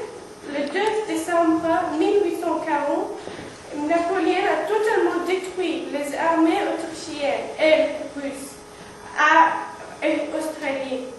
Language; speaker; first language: French; non-native, learner; English